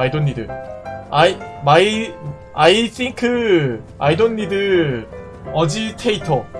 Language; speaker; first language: English; non-native, learner; Korean